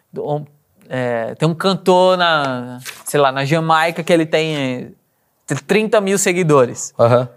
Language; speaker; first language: Portuguese; native; Portuguese